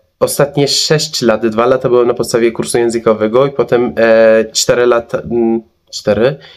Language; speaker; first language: Polish; non-native, fluent; Persian